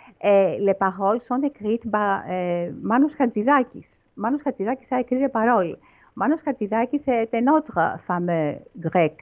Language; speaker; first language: French; non-native, learner; Greek